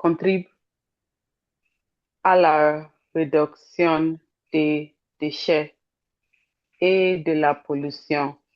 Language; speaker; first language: French; non-native, learner; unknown